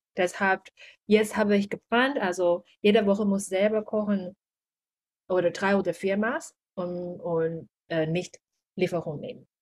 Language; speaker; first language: German; non-native, learner; Chinese